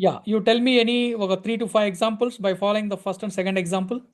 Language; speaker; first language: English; non-native, local second language; Telugu